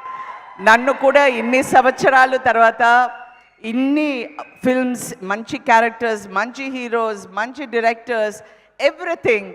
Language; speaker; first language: Telugu; non-native, fluent; Tamil